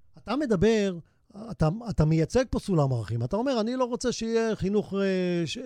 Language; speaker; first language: Hebrew; native; Hebrew